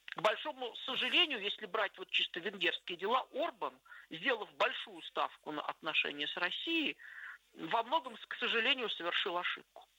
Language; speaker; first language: Russian; native; Russian